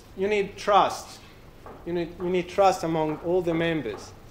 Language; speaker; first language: English; non-native, fluent; Italian